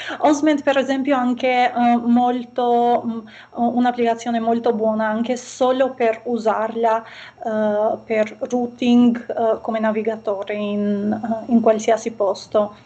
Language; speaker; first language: Italian; non-native, fluent; Albanian